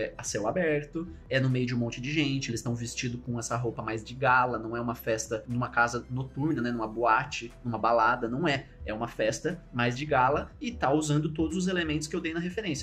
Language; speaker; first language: Portuguese; native; Portuguese